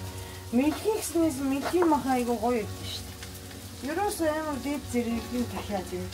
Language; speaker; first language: Mongolian; non-native, fluent; Japanese